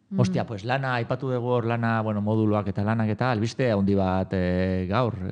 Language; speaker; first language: Basque; native; Basque